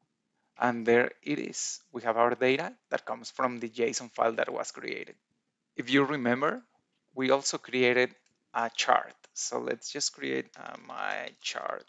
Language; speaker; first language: English; non-native, fluent; Spanish